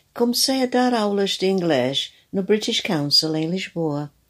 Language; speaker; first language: Portuguese; non-native, fluent; English